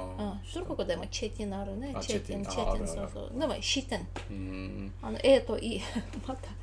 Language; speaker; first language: Japanese; non-native, learner; Tatar